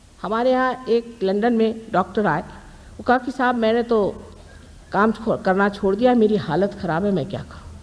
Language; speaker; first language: Hindi; non-native, local second language; Marathi